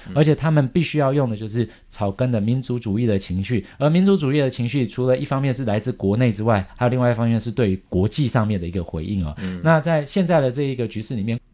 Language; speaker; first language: Chinese; native; Chinese